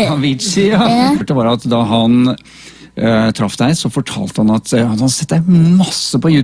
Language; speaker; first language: Norwegian; native; Norwegian